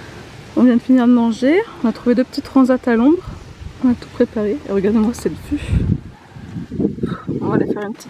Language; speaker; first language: French; native; French